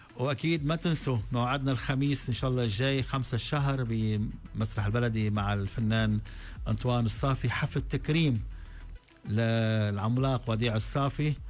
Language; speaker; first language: Arabic; native; Arabic